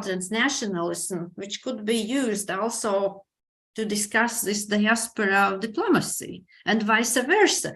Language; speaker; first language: English; non-native, fluent; Latvian